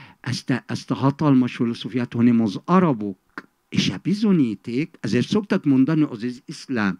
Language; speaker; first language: Hungarian; non-native, fluent; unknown